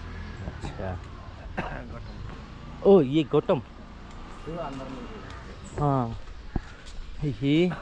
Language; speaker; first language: Hindi; non-native, local second language; Mizo